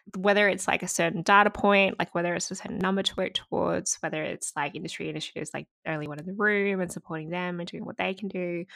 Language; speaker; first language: English; native; English